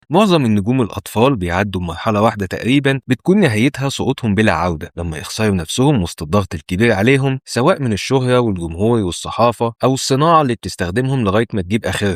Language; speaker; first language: Arabic; native; Arabic